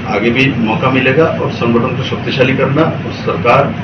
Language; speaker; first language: Hindi; non-native, local second language; Bangla